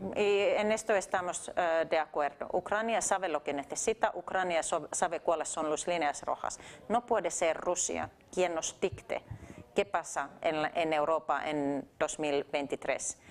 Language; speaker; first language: Spanish; non-native, fluent; Finnish